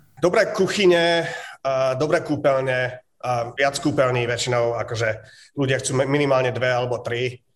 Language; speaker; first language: Slovak; native; Slovak